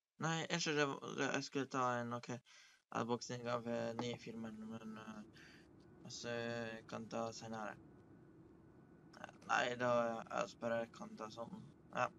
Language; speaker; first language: Norwegian; early bilingual, other home language; Polish